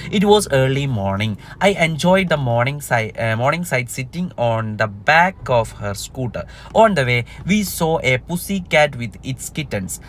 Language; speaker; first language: English; non-native, local second language; Malayalam